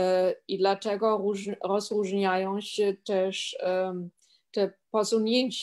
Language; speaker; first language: Polish; non-native, fluent; German